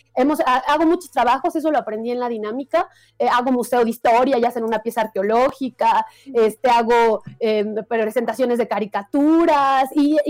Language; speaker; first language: Spanish; native; Spanish